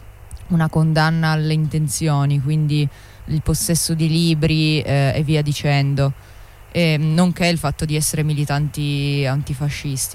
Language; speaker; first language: Italian; native; Italian